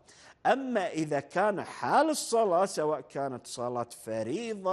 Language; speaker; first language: Arabic; native; Arabic